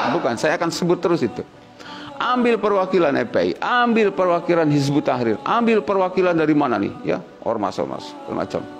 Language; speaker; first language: Indonesian; non-native, local second language; Sundanese